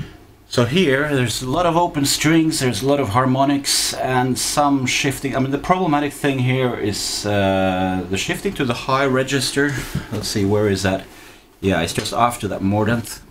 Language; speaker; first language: English; non-native, fluent; Norwegian